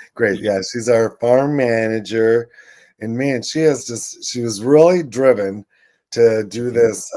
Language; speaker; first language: English; native; English